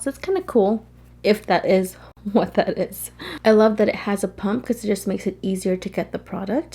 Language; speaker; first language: English; native; English